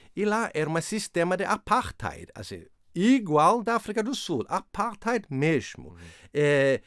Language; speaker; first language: Portuguese; non-native, fluent; Swedish